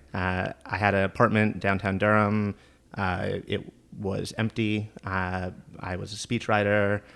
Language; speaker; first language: English; native; English